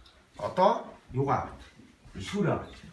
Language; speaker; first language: Mongolian; native; Mongolian